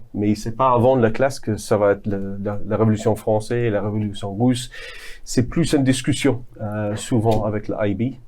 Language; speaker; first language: French; non-native, fluent; English